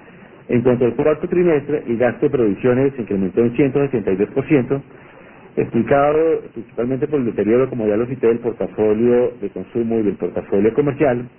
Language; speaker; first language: Spanish; native; Spanish